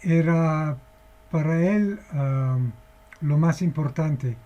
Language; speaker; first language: Spanish; non-native, fluent; English